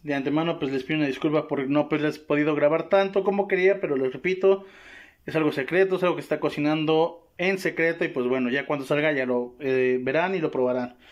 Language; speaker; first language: Spanish; native; Spanish